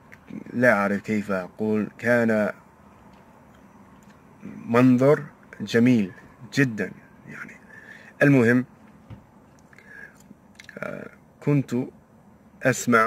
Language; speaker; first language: Arabic; non-native, learner; English